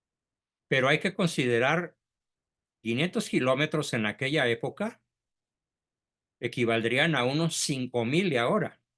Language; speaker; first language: Spanish; native; Spanish